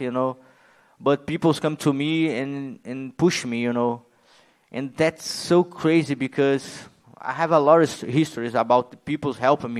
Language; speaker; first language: English; non-native, learner; Portuguese